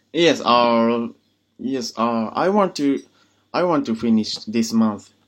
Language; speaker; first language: English; non-native, learner; Japanese